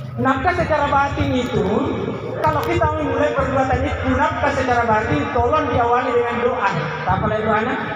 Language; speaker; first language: Indonesian; non-native, local second language; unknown